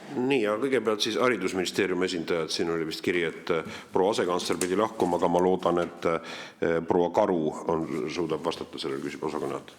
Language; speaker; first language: Estonian; native; Estonian